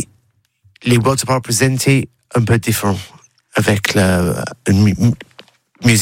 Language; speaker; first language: French; non-native, learner; English